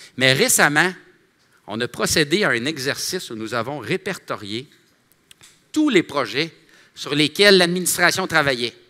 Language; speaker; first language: French; native; French